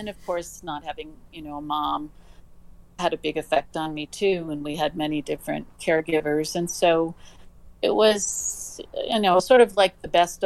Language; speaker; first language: English; native; English